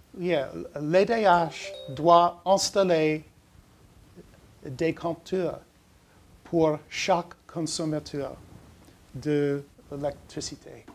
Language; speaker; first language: French; non-native, learner; English